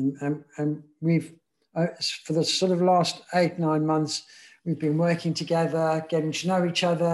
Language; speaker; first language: English; native; English